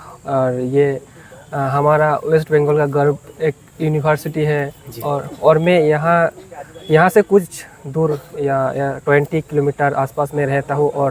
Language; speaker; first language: Hindi; non-native, local second language; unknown